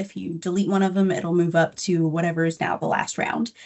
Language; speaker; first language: English; native; English